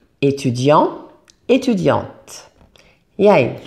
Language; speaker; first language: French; non-native, fluent; Portuguese